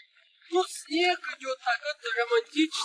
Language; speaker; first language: Russian; native; Russian